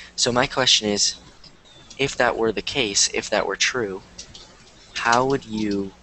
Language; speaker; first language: English; native; English